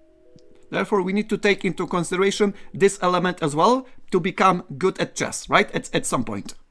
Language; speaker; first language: English; non-native, fluent; Polish